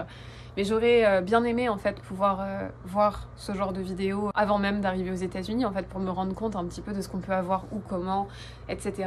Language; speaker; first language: French; native; French